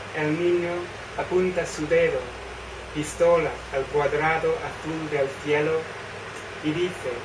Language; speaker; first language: Spanish; non-native, fluent; English